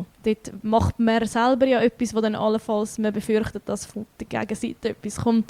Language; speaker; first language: German; native; German